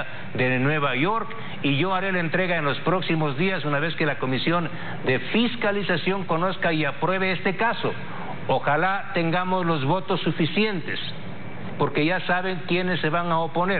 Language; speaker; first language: Spanish; native; Spanish